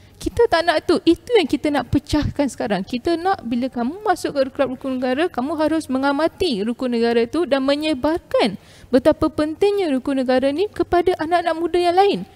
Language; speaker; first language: Malay; non-native, local second language; Tamil